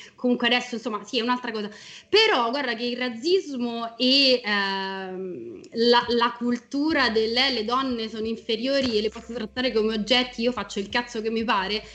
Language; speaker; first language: Italian; native; Italian